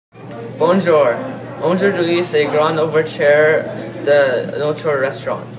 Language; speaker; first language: French; non-native, learner; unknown